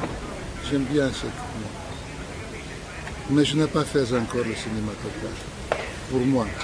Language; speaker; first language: French; non-native, fluent; Russian